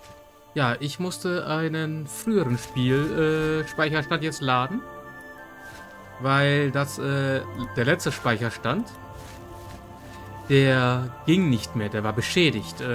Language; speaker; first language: German; native; German